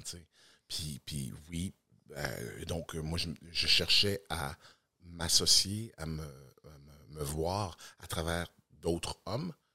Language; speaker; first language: French; native; French